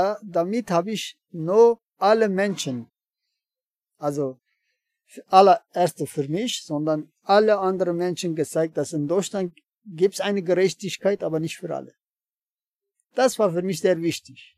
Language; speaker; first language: German; non-native, learner; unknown